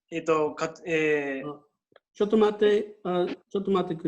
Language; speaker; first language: Japanese; non-native, fluent; English